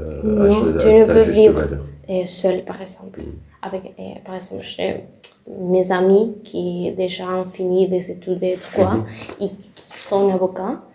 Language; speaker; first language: French; non-native, learner; Spanish